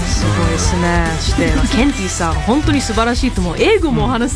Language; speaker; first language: Japanese; non-native, learner; English